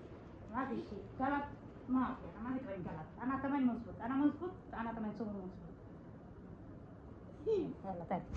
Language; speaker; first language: Arabic; non-native, learner; Bangla